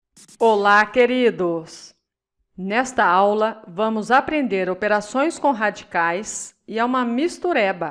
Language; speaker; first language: Portuguese; native; Portuguese